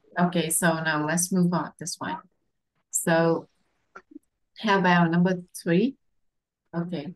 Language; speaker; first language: English; non-native, fluent; Vietnamese